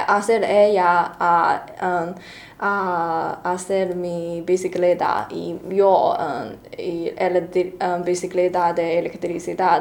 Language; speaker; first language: Spanish; non-native, learner; Chinese